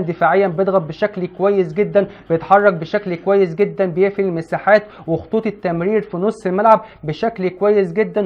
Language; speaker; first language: Arabic; native; Arabic